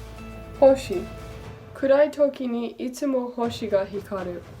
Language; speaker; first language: Japanese; non-native, learner; English